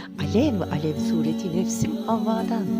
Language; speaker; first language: Turkish; native; Turkish